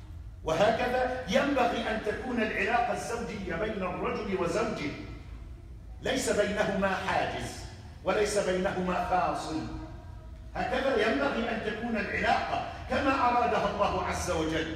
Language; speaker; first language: Arabic; native; Arabic